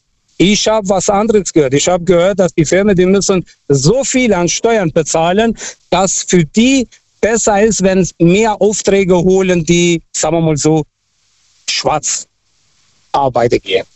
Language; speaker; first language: German; non-native, fluent; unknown